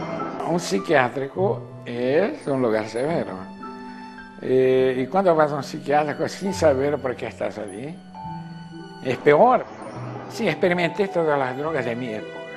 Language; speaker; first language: Spanish; non-native, fluent; Portuguese